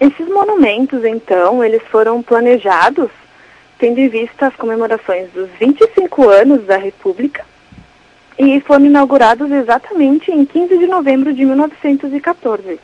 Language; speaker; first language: Portuguese; native; Portuguese